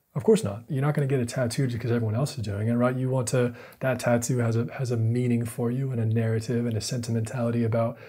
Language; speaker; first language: English; native; English